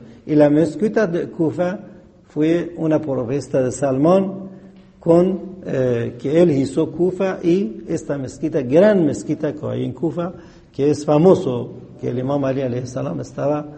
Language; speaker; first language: Spanish; non-native, fluent; Persian